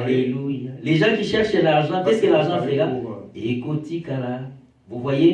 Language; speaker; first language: French; non-native, local second language; Lingala